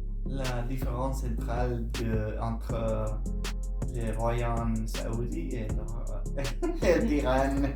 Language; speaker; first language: French; non-native, learner; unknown